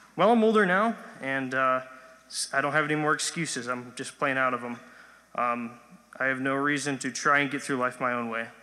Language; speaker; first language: English; native; English